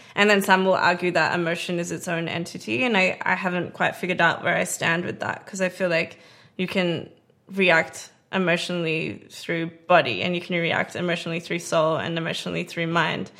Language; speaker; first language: English; native; English